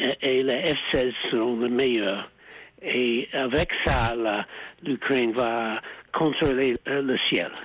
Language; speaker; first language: French; non-native, fluent; English